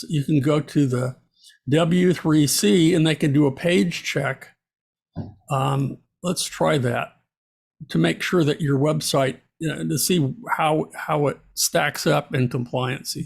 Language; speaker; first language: English; native; English